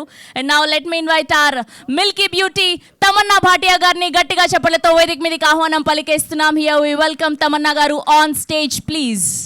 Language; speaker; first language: Telugu; native; Telugu